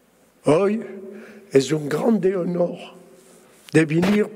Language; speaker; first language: Spanish; early bilingual, heritage; Spanish